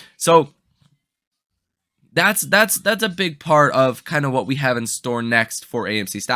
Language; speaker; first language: English; native; English